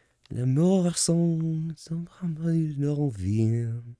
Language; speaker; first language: French; non-native, learner; English